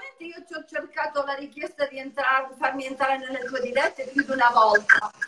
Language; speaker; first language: Italian; early bilingual, heritage; Italian